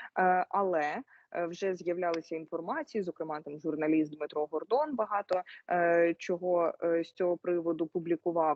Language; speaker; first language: Ukrainian; native; Ukrainian